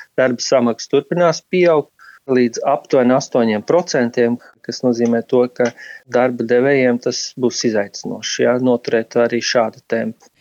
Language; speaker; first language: Latvian; native; Latvian